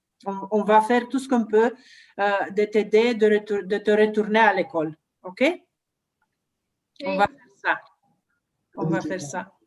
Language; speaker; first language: French; non-native, learner; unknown